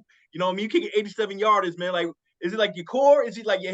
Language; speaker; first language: English; native; English